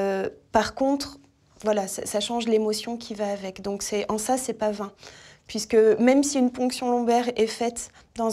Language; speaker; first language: French; native; French